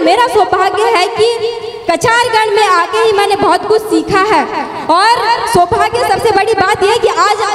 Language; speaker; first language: Hindi; non-native, local second language; Gondi